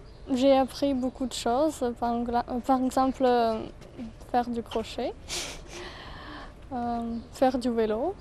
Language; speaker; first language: French; non-native, fluent; Ukrainian